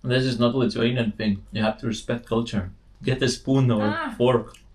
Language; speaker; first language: English; non-native, fluent; Lithuanian